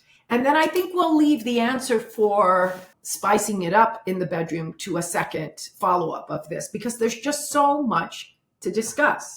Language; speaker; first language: English; native; English